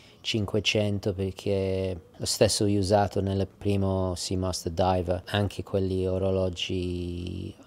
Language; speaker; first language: Italian; early bilingual, heritage; English